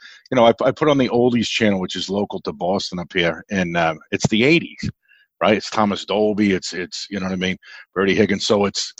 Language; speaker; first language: English; native; English